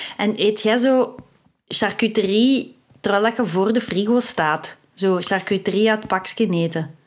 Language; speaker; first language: Dutch; native; Dutch